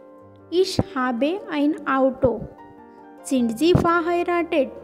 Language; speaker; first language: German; non-native, learner; English